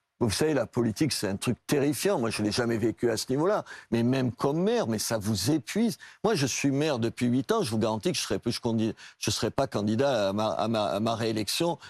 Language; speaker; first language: French; native; French